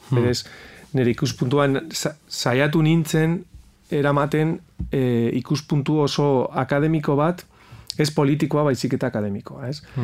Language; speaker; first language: Basque; non-native, local second language; Spanish